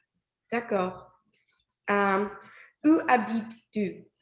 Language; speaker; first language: French; non-native, learner; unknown